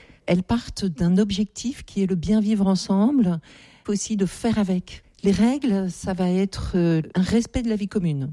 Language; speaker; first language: French; native; French